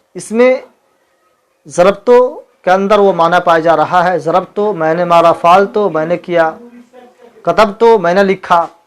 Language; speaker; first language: Urdu; native; Urdu